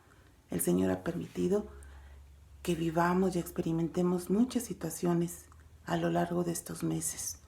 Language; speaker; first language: Spanish; native; Spanish